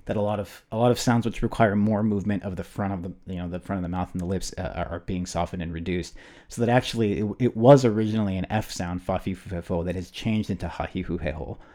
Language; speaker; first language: English; native; English